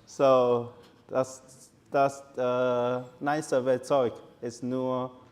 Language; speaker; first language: German; non-native, learner; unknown